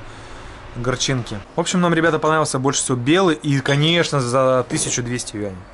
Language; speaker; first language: Russian; native; Russian